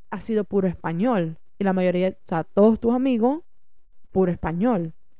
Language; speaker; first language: Spanish; early bilingual, heritage; Spanish